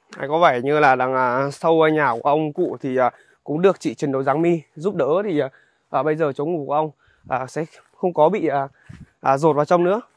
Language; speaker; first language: Vietnamese; non-native, local second language; Hmong